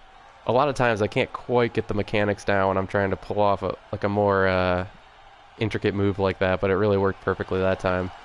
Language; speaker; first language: English; native; English